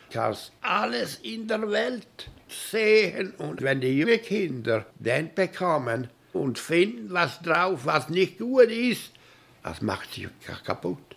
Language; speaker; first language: German; early bilingual, heritage; German